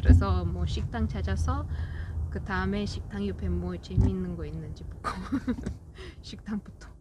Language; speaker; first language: Korean; non-native, learner; Russian